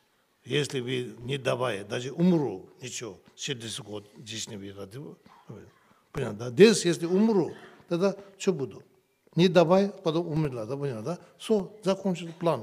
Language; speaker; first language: Russian; non-native, learner; Tibetan